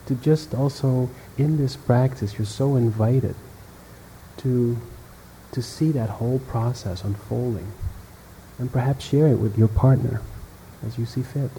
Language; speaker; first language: English; non-native, fluent; Dutch